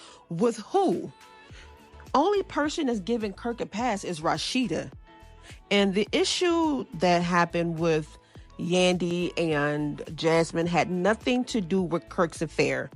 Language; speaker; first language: English; native; English